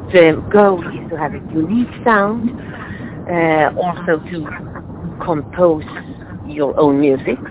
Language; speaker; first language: English; non-native, fluent; Swedish